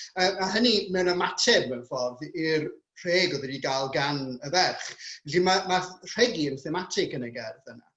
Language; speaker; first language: Welsh; non-native, local second language; English